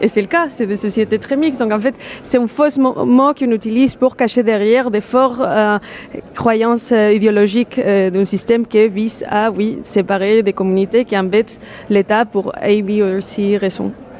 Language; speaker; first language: French; non-native, fluent; Spanish